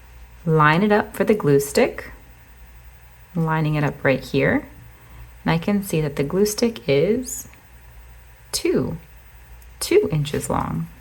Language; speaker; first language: English; native; English